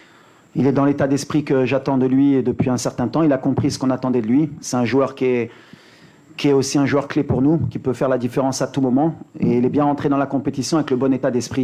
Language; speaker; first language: French; native; French